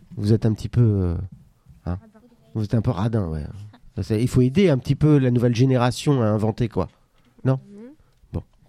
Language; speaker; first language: French; native; French